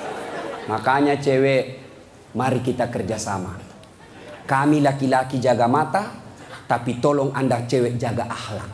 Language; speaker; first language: Indonesian; native; Indonesian